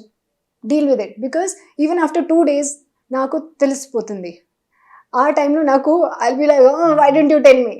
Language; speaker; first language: Telugu; non-native, learner; Hindi